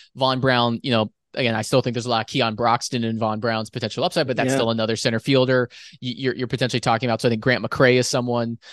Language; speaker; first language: English; native; English